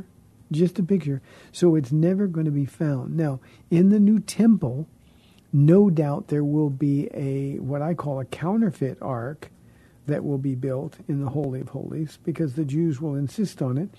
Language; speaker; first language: English; native; English